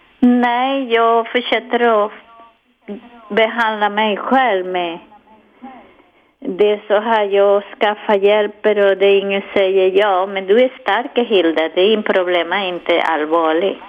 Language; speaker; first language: Swedish; non-native, learner; Spanish